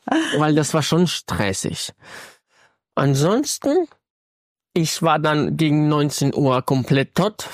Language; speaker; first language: German; non-native, fluent; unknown